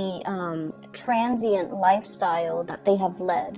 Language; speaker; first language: English; native; English